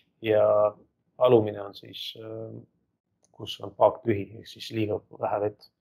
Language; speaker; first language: Estonian; native; Estonian